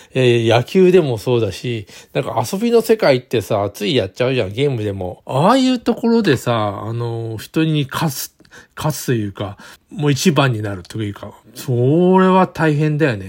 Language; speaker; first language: Japanese; native; Japanese